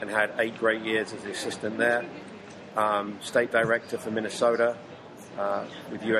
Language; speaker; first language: English; native; English